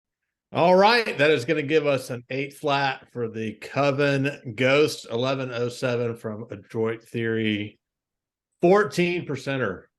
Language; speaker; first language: English; native; English